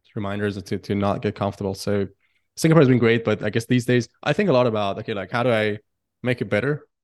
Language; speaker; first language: English; non-native, fluent; Persian